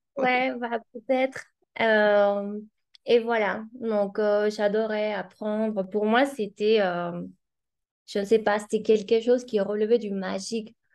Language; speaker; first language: French; non-native, fluent; Spanish